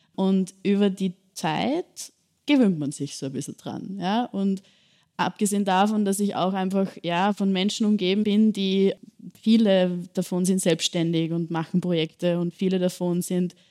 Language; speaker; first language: German; native; German